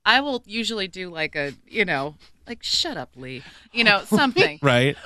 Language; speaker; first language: English; native; English